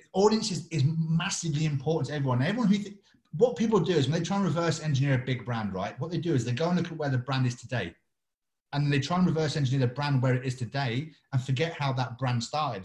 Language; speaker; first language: English; native; English